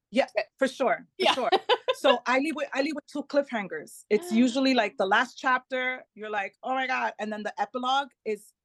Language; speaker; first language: English; early bilingual, other home language; Spanish